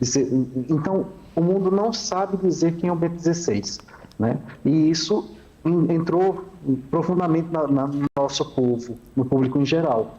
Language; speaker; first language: Portuguese; native; Portuguese